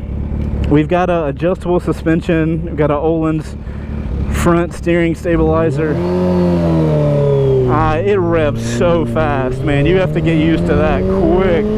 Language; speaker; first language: English; native; English